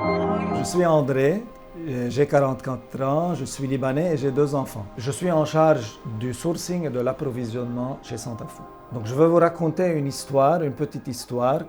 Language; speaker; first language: French; non-native, local second language; Arabic